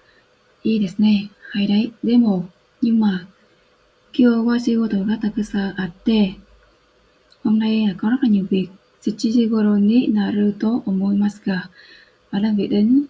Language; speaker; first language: Japanese; non-native, learner; Vietnamese